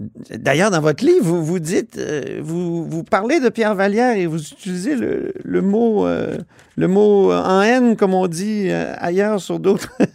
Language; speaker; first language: French; native; French